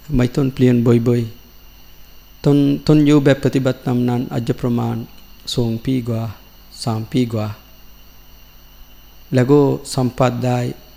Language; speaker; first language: Thai; non-native, learner; Sinhala